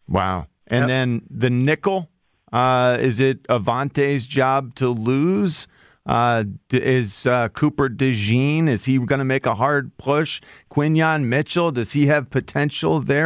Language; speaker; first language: English; native; English